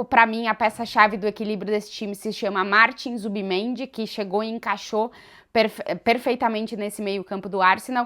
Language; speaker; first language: Portuguese; native; Portuguese